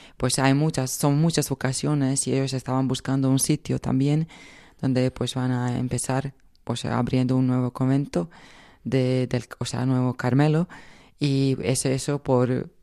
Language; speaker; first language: Spanish; non-native, fluent; Croatian